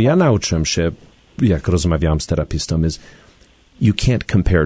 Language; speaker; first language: Polish; early bilingual, heritage; Polish